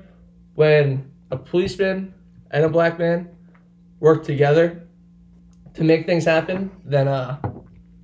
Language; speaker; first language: English; native; English